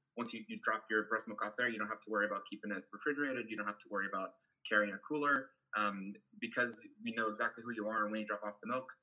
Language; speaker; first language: English; non-native, fluent; Portuguese